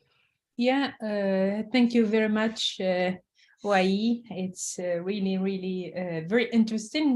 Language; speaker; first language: English; non-native, fluent; French